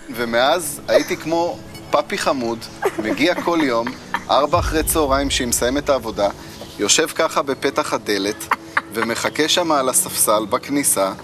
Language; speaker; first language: Hebrew; native; Hebrew